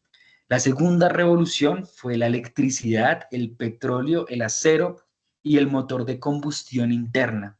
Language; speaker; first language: Spanish; native; Spanish